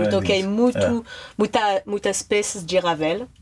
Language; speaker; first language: Portuguese; non-native, learner; French